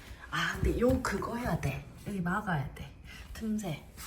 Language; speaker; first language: Korean; native; Korean